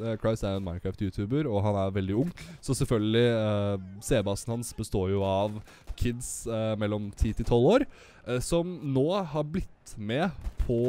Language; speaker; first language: Norwegian; native; Norwegian